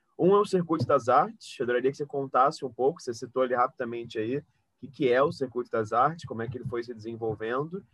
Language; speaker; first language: Portuguese; native; Portuguese